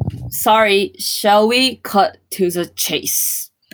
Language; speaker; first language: English; non-native, fluent; Japanese